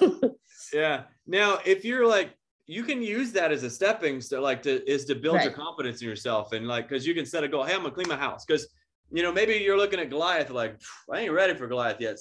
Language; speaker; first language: English; native; English